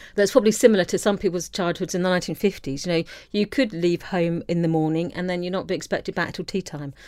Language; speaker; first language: English; native; English